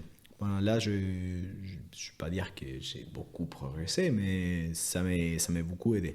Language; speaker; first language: French; non-native, fluent; Spanish